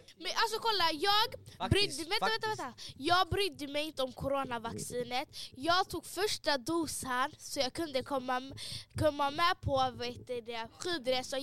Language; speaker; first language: Swedish; early bilingual, other home language; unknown